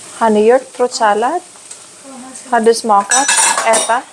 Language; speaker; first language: Swedish; non-native, learner; Filipino